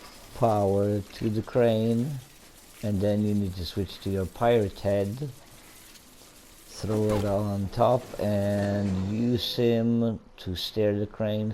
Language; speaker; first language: English; non-native, fluent; Swedish